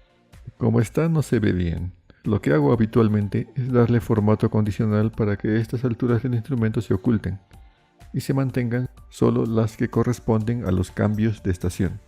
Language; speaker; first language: Spanish; native; Spanish